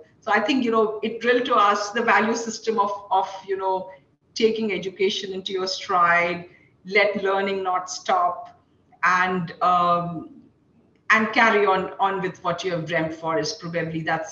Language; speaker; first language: English; non-native, local second language; Hindi